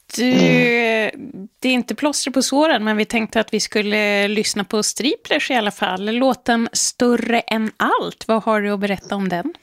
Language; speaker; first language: Swedish; native; Swedish